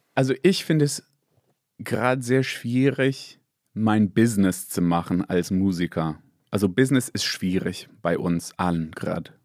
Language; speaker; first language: German; non-native, fluent; English